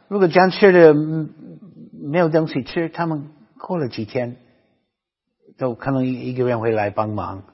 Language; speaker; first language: Chinese; non-native, fluent; English